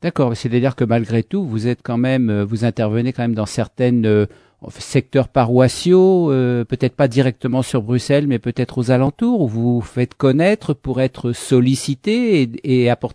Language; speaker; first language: French; native; French